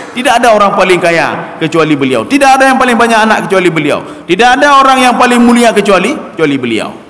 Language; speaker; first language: Malay; non-native, local second language; Achinese